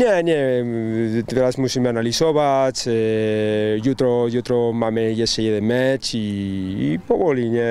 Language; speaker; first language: Polish; non-native, learner; Spanish